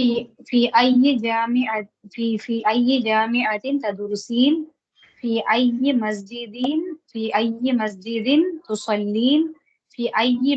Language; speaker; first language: Arabic; non-native, learner; Tamil